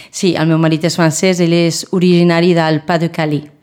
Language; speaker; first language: Catalan; non-native, local second language; Spanish